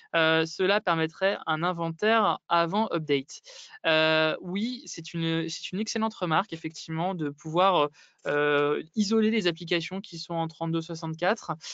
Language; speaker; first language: French; native; French